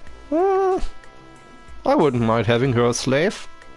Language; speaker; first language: English; non-native, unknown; German